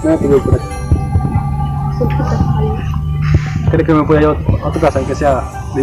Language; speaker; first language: Spanish; non-native, learner; Haitian Creole